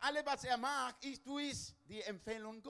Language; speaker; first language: German; non-native, learner; Spanish